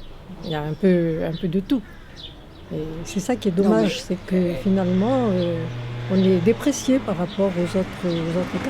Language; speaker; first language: French; native; French